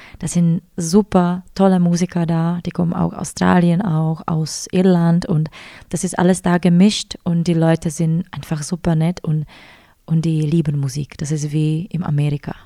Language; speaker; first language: German; non-native, fluent; Czech